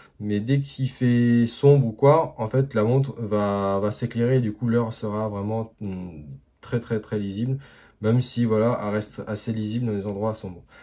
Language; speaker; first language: French; native; French